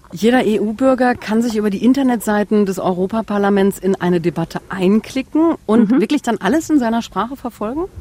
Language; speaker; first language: German; native; German